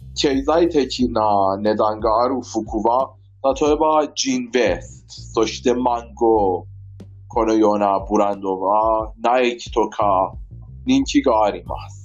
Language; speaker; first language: Japanese; non-native, learner; Persian